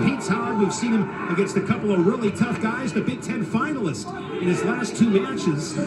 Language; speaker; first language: English; native; English